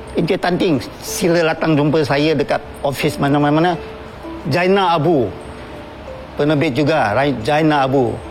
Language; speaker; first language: Malay; non-native, local second language; Chinese